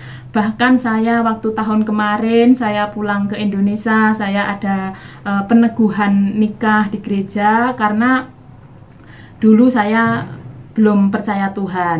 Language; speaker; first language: Indonesian; non-native, local second language; Javanese